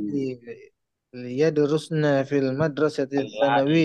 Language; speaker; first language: Arabic; non-native, learner; Indonesian